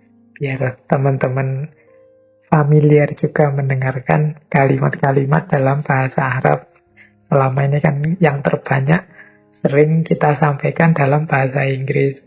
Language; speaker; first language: Indonesian; native; Indonesian